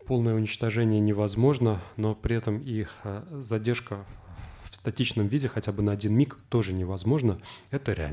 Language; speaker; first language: Russian; native; Russian